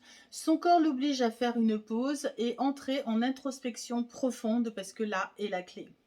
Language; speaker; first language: French; native; French